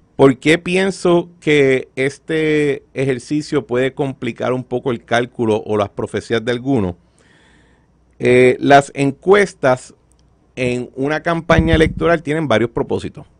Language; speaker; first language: Spanish; native; Spanish